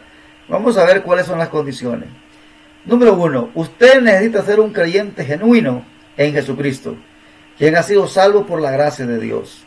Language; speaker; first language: Spanish; native; Spanish